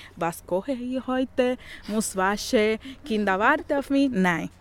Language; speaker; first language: German; non-native, learner; Spanish